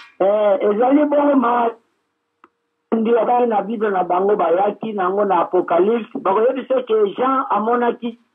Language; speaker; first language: Lingala; non-native, local second language; Kongo